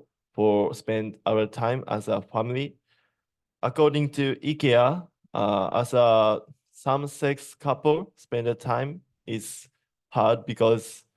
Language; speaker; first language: English; non-native, learner; Japanese